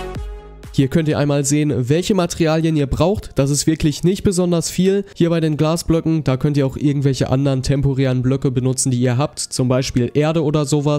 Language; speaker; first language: German; native; German